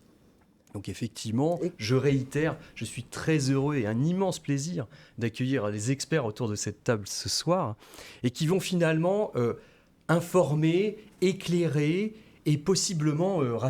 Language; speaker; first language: French; native; French